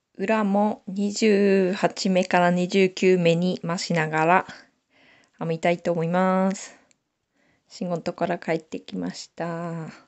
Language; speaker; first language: Japanese; native; Japanese